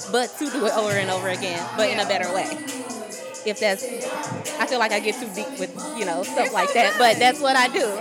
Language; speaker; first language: English; native; English